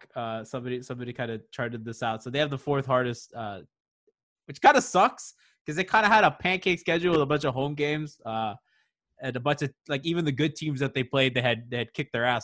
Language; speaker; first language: English; native; English